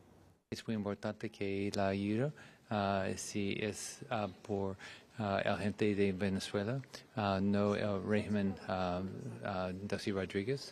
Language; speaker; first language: Spanish; non-native, learner; English